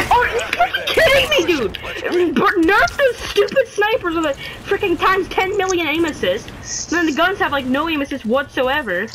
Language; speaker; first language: English; native; English